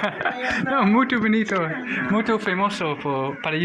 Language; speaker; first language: Portuguese; non-native, learner; English